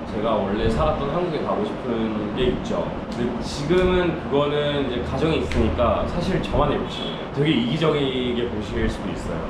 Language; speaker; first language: Korean; early bilingual, other home language; Urdu